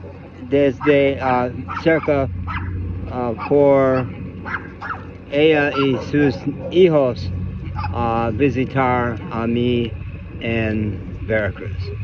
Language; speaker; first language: Spanish; non-native, learner; English